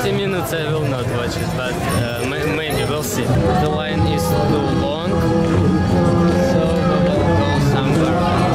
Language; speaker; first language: English; non-native, learner; Russian